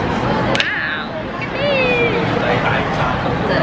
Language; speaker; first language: English; non-native, learner; Indonesian